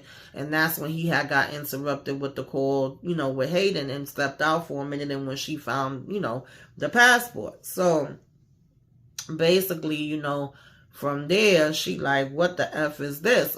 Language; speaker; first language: English; native; English